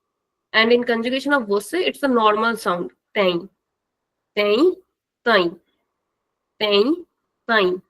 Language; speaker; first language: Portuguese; non-native, fluent; Hindi